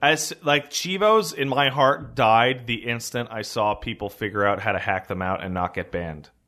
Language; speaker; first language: English; early bilingual, other home language; French